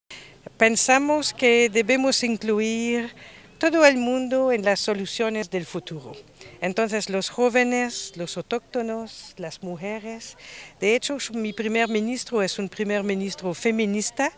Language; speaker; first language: Spanish; non-native, fluent; French